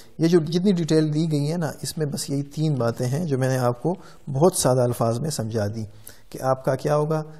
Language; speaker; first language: Urdu; non-native, local second language; Pashto